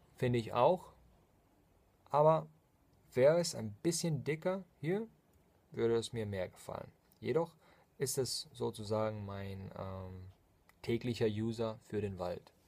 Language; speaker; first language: German; non-native, fluent; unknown